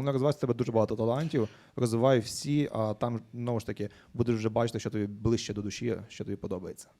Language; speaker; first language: Ukrainian; native; Ukrainian